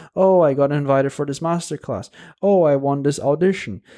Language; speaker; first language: English; non-native, fluent; Portuguese